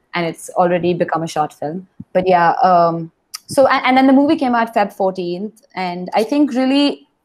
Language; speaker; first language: English; non-native, local second language; Hindi